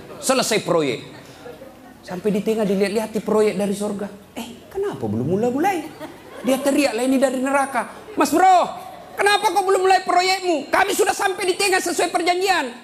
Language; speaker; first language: Indonesian; native; Indonesian